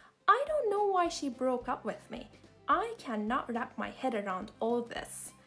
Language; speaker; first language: English; non-native, fluent; Turkish